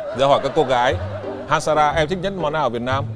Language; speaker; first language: Vietnamese; native; Vietnamese